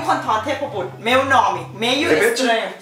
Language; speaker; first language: Portuguese; non-native, learner; Thai